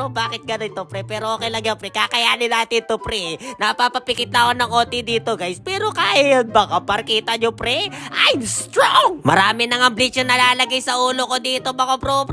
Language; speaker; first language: Filipino; native; Filipino